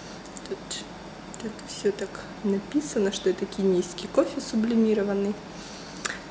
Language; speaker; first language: Russian; native; Russian